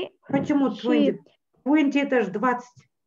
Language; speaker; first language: Russian; native; Russian